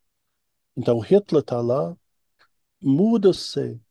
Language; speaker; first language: Portuguese; non-native, fluent; English